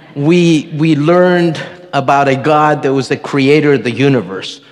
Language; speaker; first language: English; early bilingual, other home language; Spanish